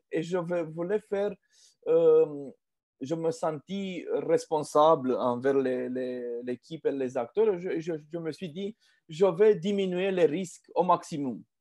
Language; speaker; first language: French; non-native, fluent; Romanian